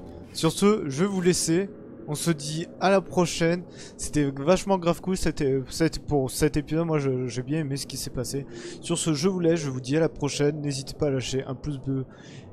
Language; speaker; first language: French; native; French